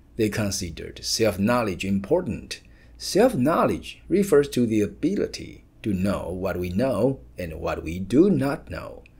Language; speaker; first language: English; non-native, fluent; Chinese